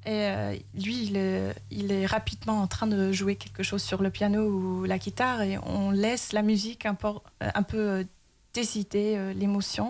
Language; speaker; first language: French; early bilingual, heritage; Danish